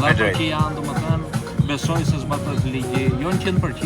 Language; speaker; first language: Albanian; early bilingual, heritage; Albanian